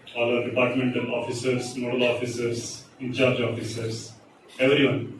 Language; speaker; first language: English; non-native, local second language; Telugu